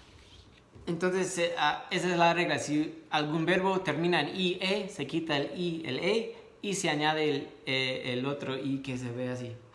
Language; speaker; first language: Spanish; non-native, fluent; English